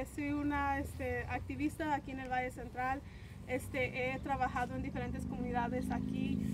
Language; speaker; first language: Spanish; early bilingual, other home language; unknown